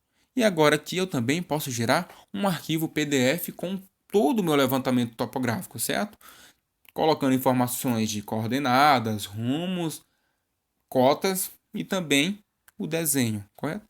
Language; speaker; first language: Portuguese; native; Portuguese